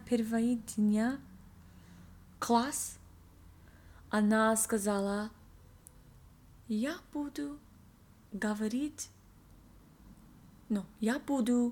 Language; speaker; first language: Russian; non-native, learner; English